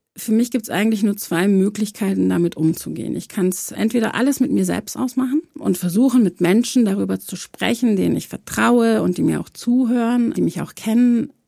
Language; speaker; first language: German; early bilingual, other home language; Croatian